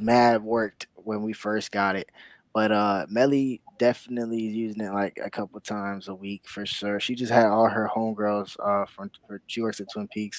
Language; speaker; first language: English; native; English